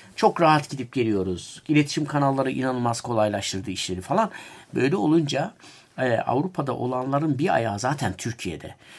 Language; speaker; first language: Turkish; native; Turkish